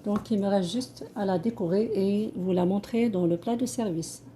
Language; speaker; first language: French; non-native, local second language; Arabic